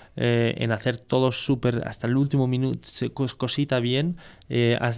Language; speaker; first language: Spanish; non-native, fluent; French